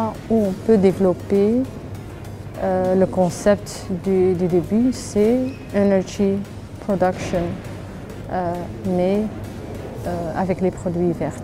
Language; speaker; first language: French; early bilingual, other home language; Arabic